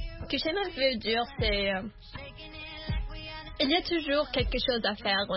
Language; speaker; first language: French; non-native, learner; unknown